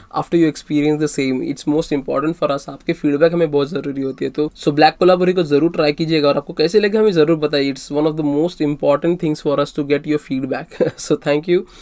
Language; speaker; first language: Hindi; non-native, local second language; Marathi